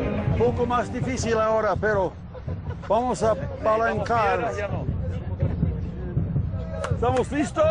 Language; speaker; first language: Spanish; non-native, learner; English